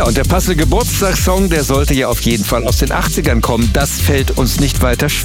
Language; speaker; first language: German; native; German